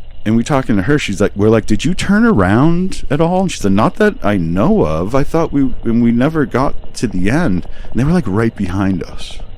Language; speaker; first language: English; native; English